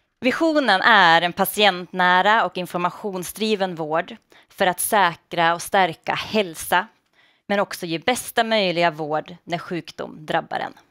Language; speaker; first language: Swedish; native; Swedish